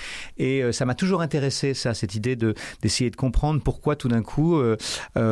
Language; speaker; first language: French; native; French